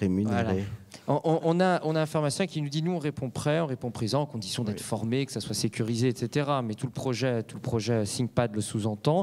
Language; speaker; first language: French; native; French